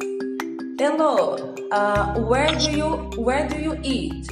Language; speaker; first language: English; non-native, fluent; Portuguese